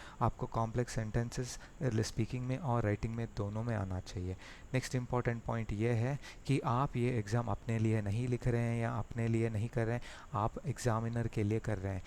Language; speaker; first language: Hindi; native; Hindi